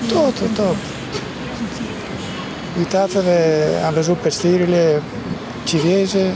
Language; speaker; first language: Romanian; non-native, learner; Italian